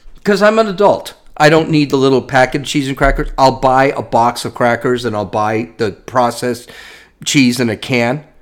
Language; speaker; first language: English; native; English